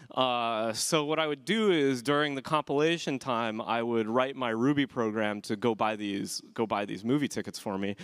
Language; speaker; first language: English; native; English